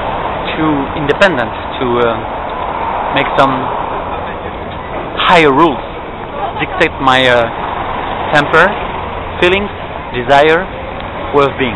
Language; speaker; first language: English; non-native, fluent; French